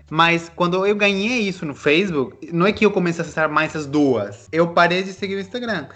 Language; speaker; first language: Portuguese; non-native, fluent; Spanish